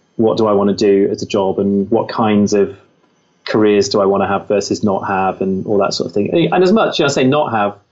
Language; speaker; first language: English; native; English